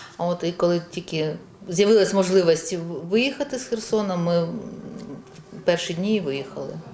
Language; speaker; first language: Ukrainian; non-native, local second language; Russian